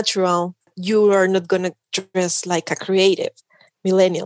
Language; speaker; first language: English; non-native, fluent; Spanish